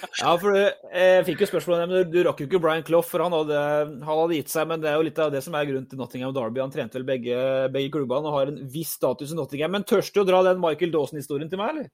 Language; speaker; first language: Norwegian; native; Norwegian